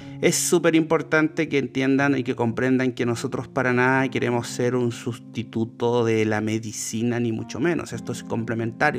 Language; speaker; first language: Spanish; native; Spanish